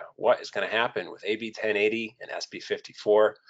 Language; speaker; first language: English; native; English